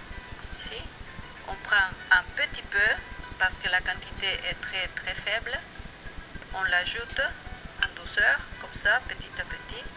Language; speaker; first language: French; non-native, fluent; Spanish